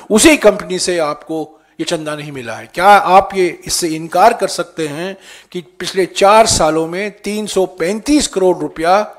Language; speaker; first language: Hindi; native; Hindi